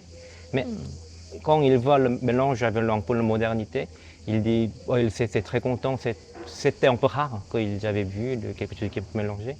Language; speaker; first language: French; non-native, fluent; Korean